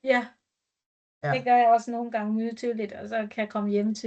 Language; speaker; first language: Danish; non-native, learner; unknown